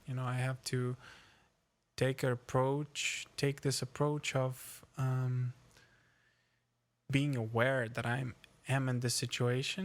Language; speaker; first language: English; non-native, fluent; Ukrainian